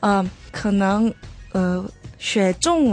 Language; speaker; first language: Chinese; non-native, learner; Korean